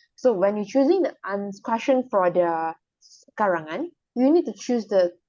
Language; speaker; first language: English; non-native, local second language; Chinese